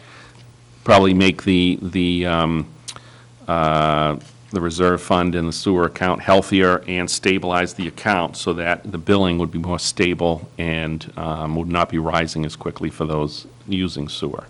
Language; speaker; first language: English; native; English